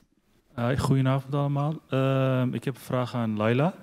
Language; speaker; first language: Dutch; early bilingual, other home language; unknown